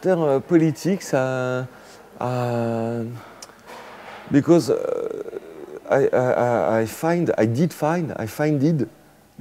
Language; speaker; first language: English; non-native, fluent; French